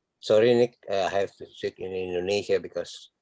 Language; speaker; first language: English; non-native, learner; Indonesian